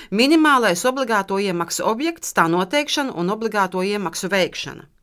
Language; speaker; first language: Latvian; native; Latvian